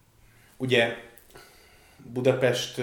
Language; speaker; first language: Hungarian; native; Hungarian